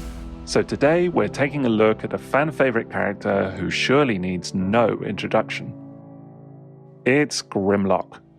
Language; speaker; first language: English; native; English